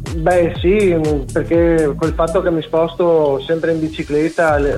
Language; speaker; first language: Italian; native; Italian